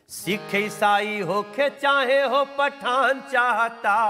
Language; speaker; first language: Hindi; native; Hindi